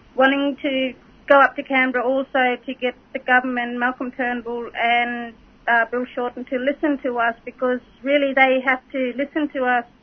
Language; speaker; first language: English; native; English